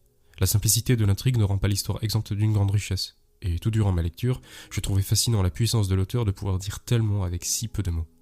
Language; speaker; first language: French; native; French